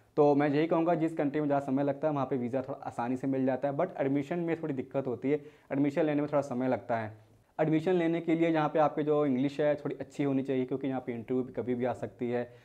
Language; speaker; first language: Hindi; native; Hindi